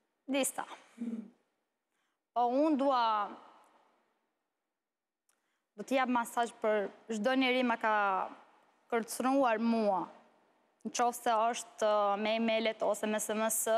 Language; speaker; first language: Albanian; non-native, learner; Arabic